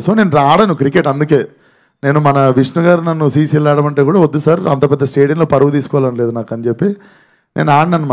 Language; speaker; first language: Telugu; native; Telugu